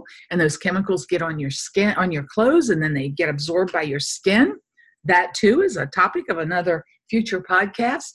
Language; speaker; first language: English; native; English